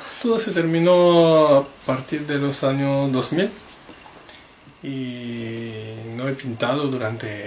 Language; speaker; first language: Spanish; non-native, fluent; French